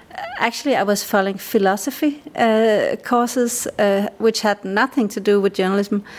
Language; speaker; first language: English; non-native, fluent; Danish